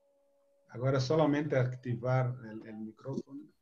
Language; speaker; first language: Spanish; non-native, fluent; Portuguese